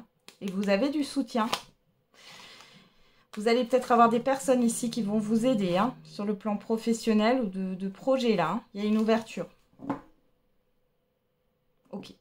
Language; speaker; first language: French; native; French